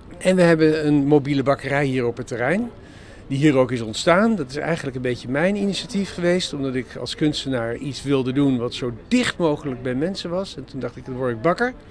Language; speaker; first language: Dutch; native; Dutch